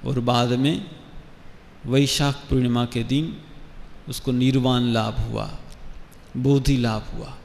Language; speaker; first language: Hindi; non-native, local second language; Bangla